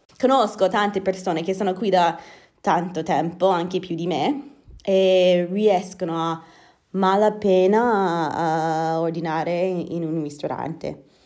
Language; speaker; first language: Italian; non-native, fluent; English